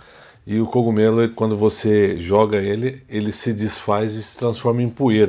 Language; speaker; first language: Portuguese; native; Portuguese